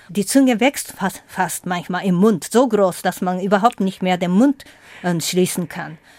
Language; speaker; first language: German; non-native, fluent; Japanese